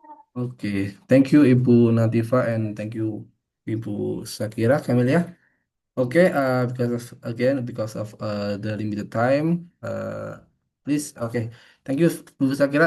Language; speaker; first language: English; non-native, fluent; Indonesian